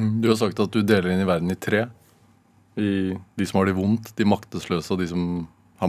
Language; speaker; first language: Norwegian; native; Norwegian